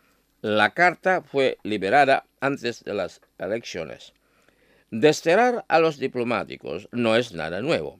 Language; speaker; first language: Spanish; non-native, fluent; Indonesian